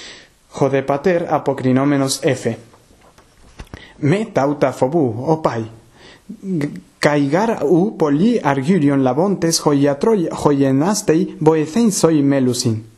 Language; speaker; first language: Greek; non-native, fluent; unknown